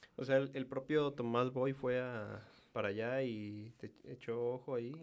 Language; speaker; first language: Spanish; native; Spanish